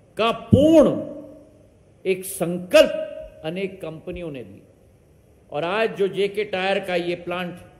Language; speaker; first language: Hindi; native; Hindi